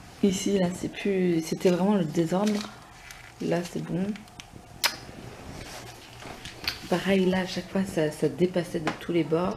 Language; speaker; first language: French; native; French